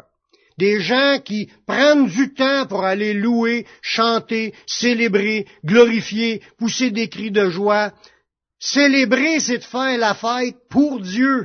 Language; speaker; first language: French; native; French